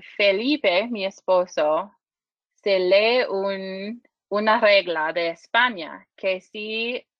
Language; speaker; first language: Spanish; non-native, learner; English